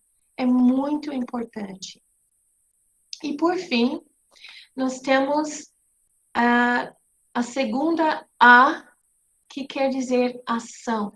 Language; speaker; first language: Portuguese; non-native, fluent; English